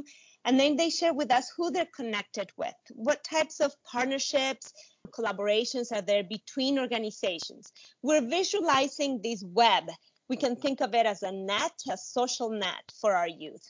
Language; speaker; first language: English; non-native, fluent; Spanish